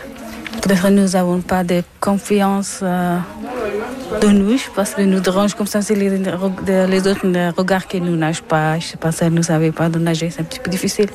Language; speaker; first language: French; non-native, learner; Persian